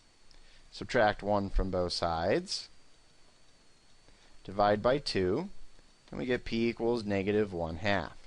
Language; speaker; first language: English; native; English